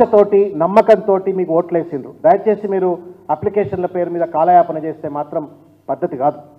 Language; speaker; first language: Telugu; native; Telugu